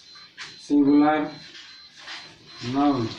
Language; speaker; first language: English; non-native, learner; Indonesian